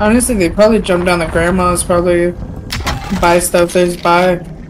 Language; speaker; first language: English; early bilingual, other home language; Spanish